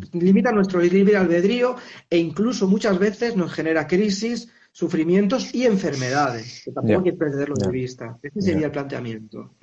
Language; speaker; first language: Spanish; native; Spanish